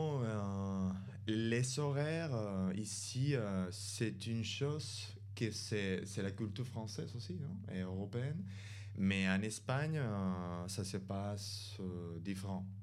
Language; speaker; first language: French; non-native, fluent; Spanish